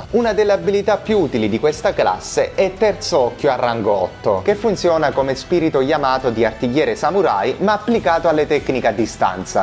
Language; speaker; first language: Italian; native; Italian